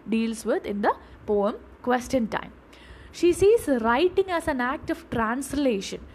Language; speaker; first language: English; non-native, local second language; Malayalam